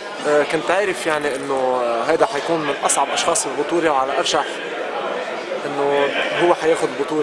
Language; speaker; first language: Arabic; early bilingual, heritage; Arabic